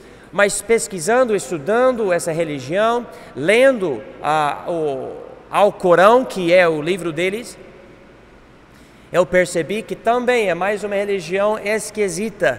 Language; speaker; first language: Portuguese; non-native, fluent; English